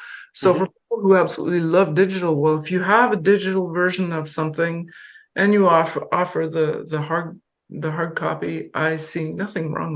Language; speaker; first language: English; non-native, fluent; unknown